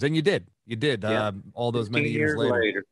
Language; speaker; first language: English; native; English